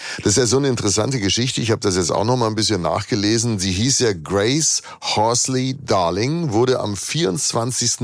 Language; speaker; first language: German; native; German